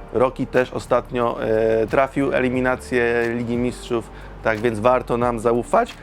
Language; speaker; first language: Polish; native; Polish